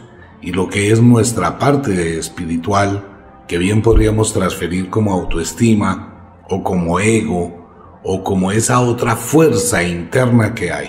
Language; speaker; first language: Spanish; native; Spanish